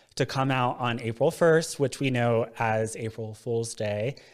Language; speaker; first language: English; native; English